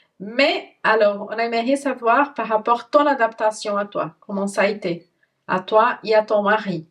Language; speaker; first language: French; non-native, fluent; Portuguese